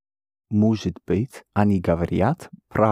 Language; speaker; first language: Russian; non-native, learner; English